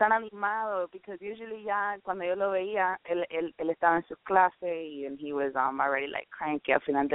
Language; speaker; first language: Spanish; early bilingual, heritage; Spanish